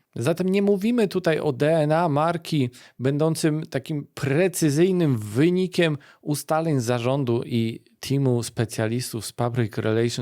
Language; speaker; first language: Polish; native; Polish